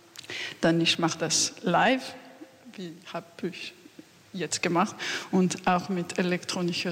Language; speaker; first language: German; non-native, learner; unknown